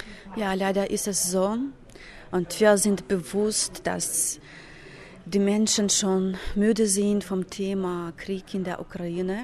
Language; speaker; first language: German; non-native, fluent; Ukrainian